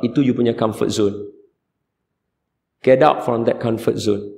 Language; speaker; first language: English; non-native, local second language; Malay